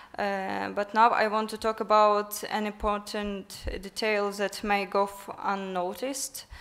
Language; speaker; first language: English; non-native, learner; Ukrainian